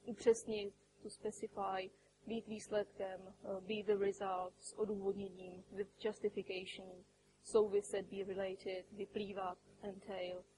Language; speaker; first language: Czech; native; Czech